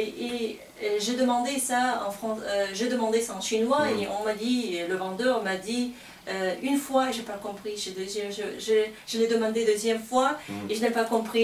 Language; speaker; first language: French; non-native, fluent; Kazakh